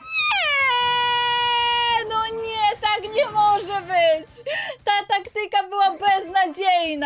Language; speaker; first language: Polish; native; Polish